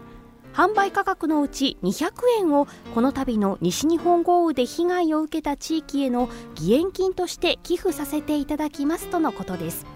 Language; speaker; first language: Japanese; native; Japanese